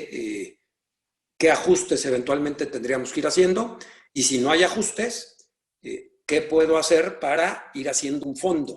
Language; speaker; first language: Spanish; native; Spanish